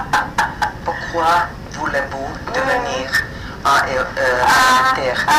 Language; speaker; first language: French; non-native, fluent; Finnish